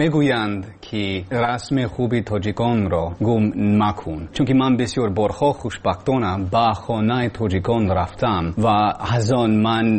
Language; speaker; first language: Tajik; non-native, learner; English